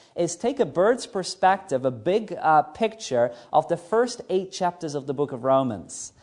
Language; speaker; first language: English; native; English